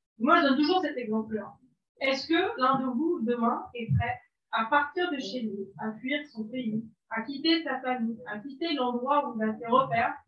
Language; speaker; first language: French; non-native, local second language; Arabic